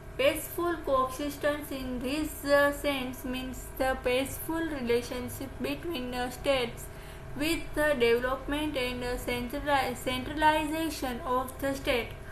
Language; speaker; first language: English; non-native, local second language; Gujarati